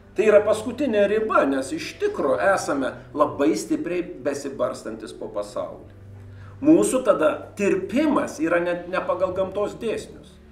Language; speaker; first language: Lithuanian; native; Lithuanian